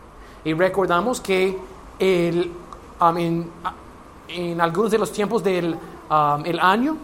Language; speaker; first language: Spanish; non-native, learner; English